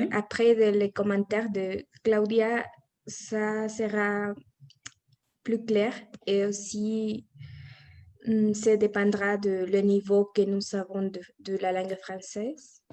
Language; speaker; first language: French; non-native, learner; Spanish